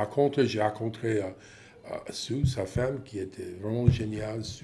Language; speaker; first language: French; non-native, fluent; English